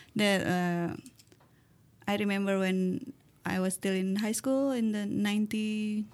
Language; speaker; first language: English; non-native, learner; Indonesian